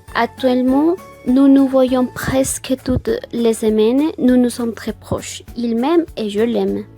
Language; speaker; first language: French; non-native, fluent; Spanish